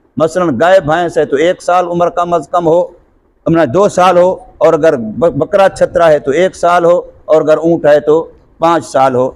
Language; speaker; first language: Urdu; non-native, local second language; Saraiki